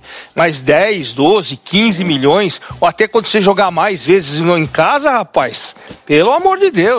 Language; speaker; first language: Portuguese; native; Portuguese